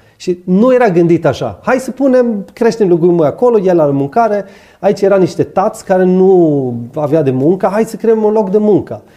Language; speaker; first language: Romanian; non-native, fluent; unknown